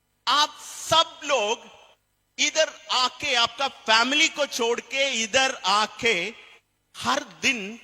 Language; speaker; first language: Hindi; non-native, fluent; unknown